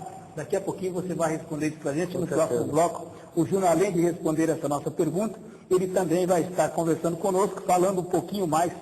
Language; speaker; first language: Portuguese; native; Portuguese